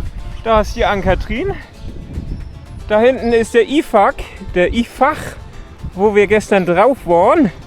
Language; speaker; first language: German; native; German